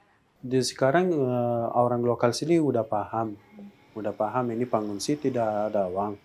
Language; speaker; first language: Indonesian; non-native, learner; Persian